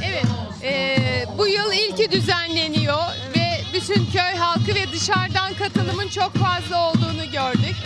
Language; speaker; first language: Turkish; native; Turkish